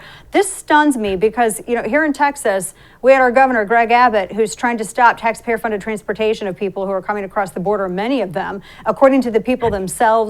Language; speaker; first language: English; native; English